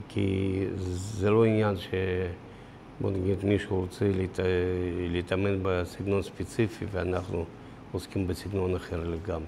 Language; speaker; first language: Hebrew; non-native, fluent; Russian